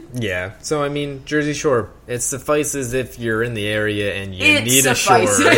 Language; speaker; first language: English; native; English